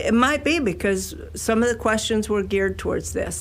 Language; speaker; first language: English; native; English